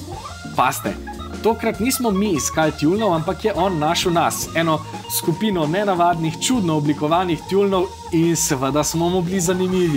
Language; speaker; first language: Slovenian; native; Slovenian